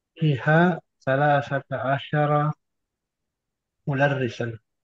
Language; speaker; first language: Arabic; non-native, learner; Indonesian